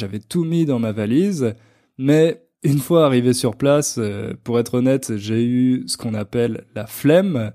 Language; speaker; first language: French; native; French